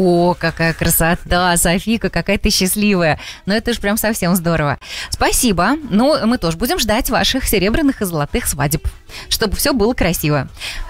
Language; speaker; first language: Russian; native; Russian